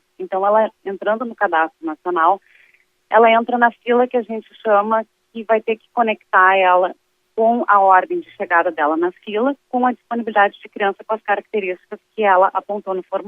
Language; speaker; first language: Portuguese; native; Portuguese